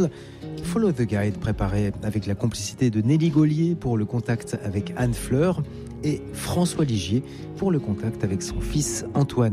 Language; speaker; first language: French; native; French